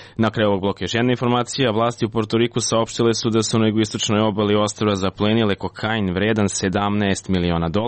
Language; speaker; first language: Serbian; native; Serbian